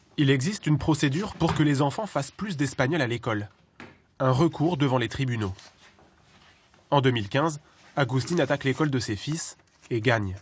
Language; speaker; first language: French; native; French